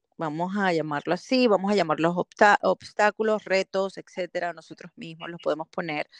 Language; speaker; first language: Spanish; native; Spanish